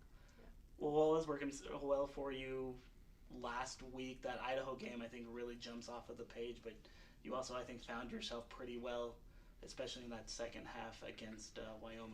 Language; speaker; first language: English; native; English